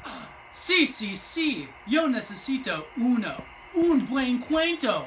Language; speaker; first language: Spanish; non-native, learner; English